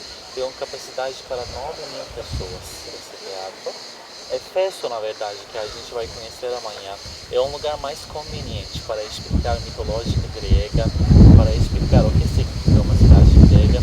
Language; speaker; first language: Portuguese; non-native, fluent; Turkish